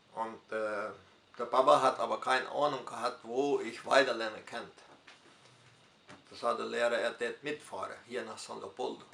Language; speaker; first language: German; early bilingual, heritage; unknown